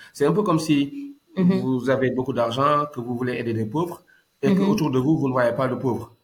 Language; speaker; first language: French; non-native, local second language; Wolof